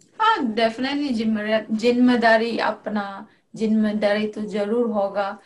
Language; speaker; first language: Hindi; non-native, local second language; Manipuri